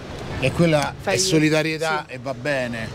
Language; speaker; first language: Italian; native; Italian